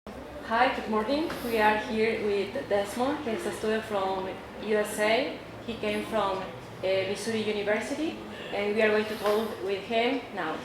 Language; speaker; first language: English; non-native, learner; Spanish